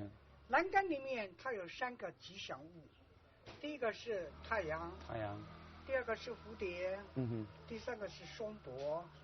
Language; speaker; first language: Chinese; native; Chinese